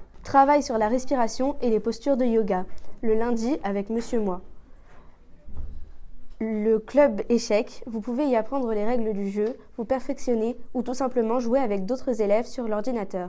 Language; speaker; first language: French; native; French